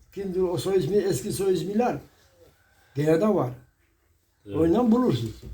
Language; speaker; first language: Turkish; early bilingual, heritage; Turkish